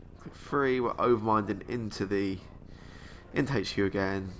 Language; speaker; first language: English; native; English